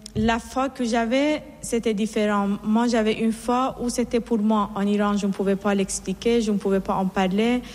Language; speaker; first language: French; non-native, fluent; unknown